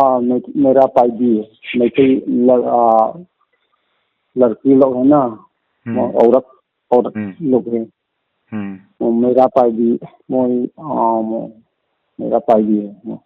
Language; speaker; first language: Hindi; non-native, local second language; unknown